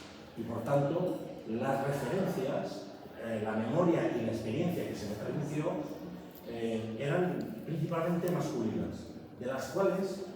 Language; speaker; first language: Spanish; native; Spanish